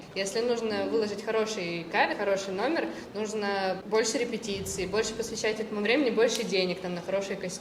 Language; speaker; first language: Russian; native; Russian